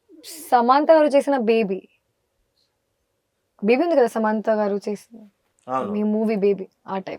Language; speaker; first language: Telugu; non-native, fluent; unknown